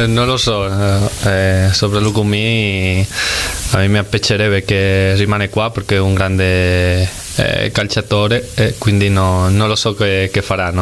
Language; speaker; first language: Italian; non-native, learner; Spanish